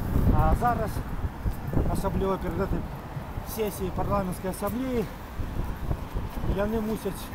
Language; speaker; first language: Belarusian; non-native, local second language; Russian